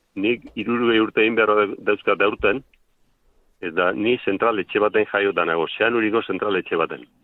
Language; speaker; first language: Basque; native; Basque